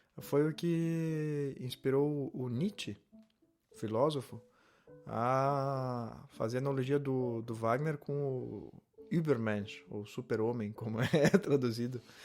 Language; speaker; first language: Portuguese; native; Portuguese